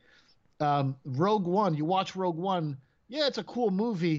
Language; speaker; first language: English; non-native, fluent; Spanish